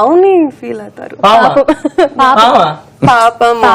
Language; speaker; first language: Telugu; non-native, learner; Kannada